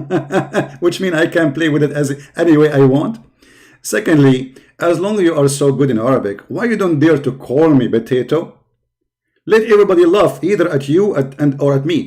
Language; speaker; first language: English; non-native, fluent; Arabic